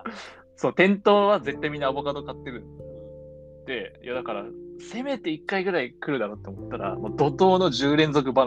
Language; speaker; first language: Japanese; native; Japanese